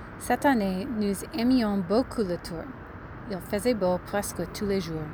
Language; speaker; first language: French; non-native, learner; English